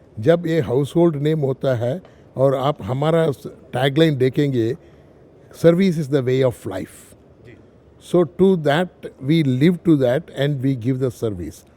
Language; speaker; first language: Hindi; non-native, local second language; Tamil